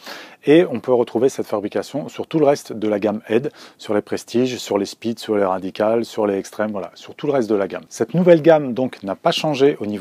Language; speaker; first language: French; native; French